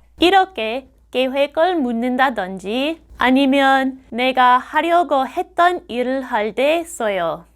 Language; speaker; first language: Korean; non-native, fluent; English